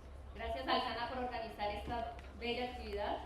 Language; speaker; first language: Spanish; native; Spanish